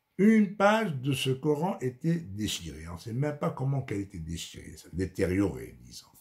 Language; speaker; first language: French; non-native, local second language; Arabic